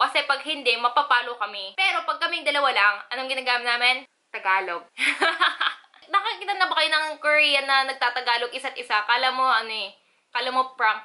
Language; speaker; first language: Filipino; early bilingual, other home language; Korean